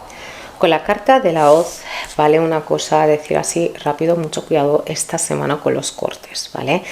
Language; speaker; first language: Spanish; native; Spanish